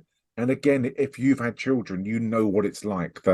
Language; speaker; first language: English; native; English